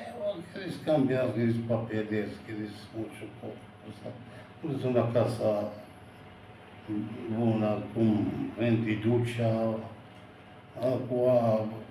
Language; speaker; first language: Spanish; non-native, learner; Arabic